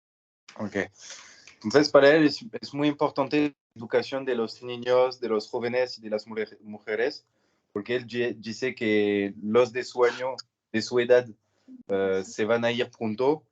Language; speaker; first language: Spanish; non-native, learner; French